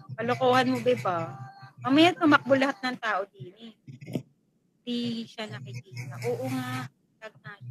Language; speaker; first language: Filipino; non-native, local second language; Hiligaynon